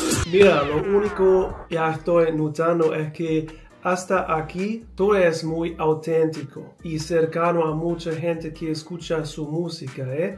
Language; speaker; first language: Spanish; non-native, fluent; English